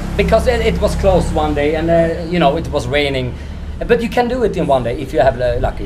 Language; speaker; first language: English; non-native, fluent; Swedish